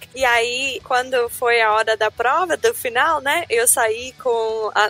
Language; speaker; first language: Portuguese; non-native, fluent; English